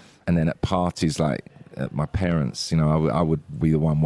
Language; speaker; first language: English; native; English